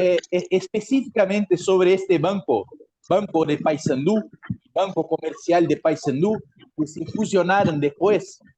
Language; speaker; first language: Spanish; non-native, fluent; Portuguese